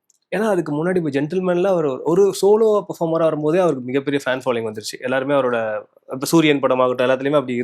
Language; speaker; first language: Tamil; native; Tamil